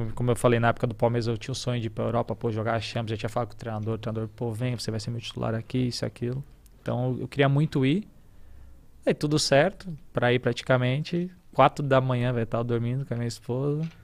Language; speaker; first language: Portuguese; native; Portuguese